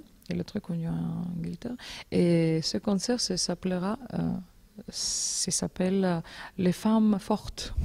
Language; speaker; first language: French; non-native, learner; Georgian